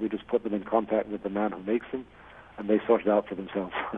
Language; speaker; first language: English; native; English